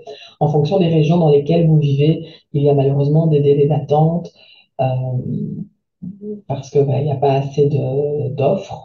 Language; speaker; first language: French; native; French